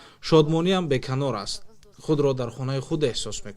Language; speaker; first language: Persian; non-native, fluent; Kara-Kalpak